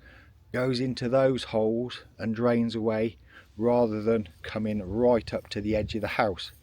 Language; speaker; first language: English; native; English